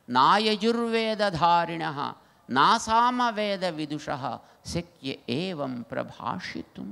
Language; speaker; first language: Hindi; non-native, local second language; Telugu